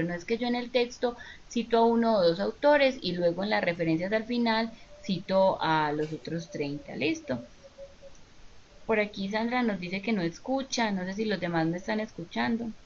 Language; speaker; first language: Spanish; native; Spanish